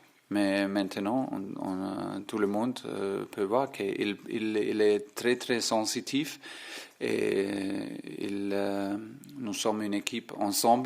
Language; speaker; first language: French; non-native, fluent; German